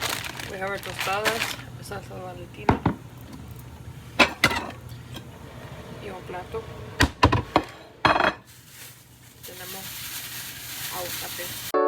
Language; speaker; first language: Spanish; early bilingual, heritage; Spanish